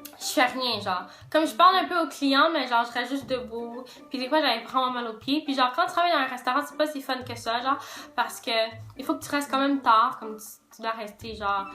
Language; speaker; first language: French; native; French